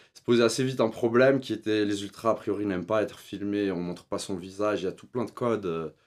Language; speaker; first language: French; native; French